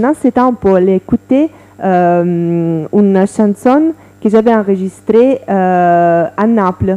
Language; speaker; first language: French; non-native, fluent; Italian